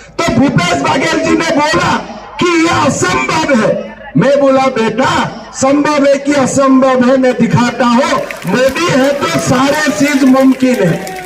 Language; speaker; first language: Hindi; non-native, local second language; Assamese